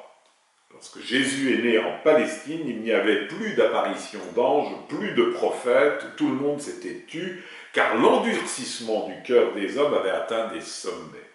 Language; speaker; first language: French; native; French